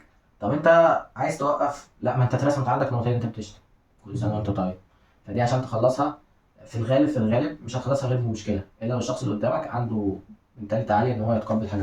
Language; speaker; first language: Arabic; native; Arabic